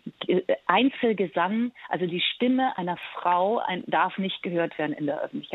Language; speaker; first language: German; early bilingual, other home language; Persian